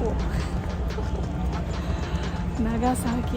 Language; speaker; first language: Japanese; non-native, fluent; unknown